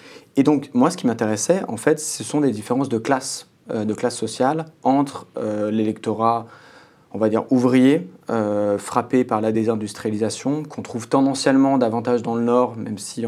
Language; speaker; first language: French; native; French